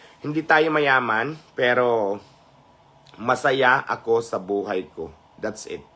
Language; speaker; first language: Filipino; non-native, local second language; Cebuano